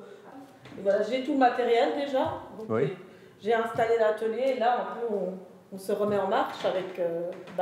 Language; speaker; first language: French; native; French